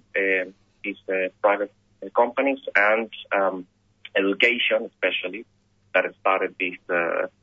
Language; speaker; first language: English; non-native, fluent; Spanish